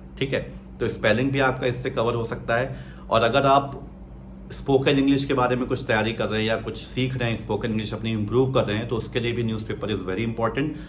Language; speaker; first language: Hindi; native; Hindi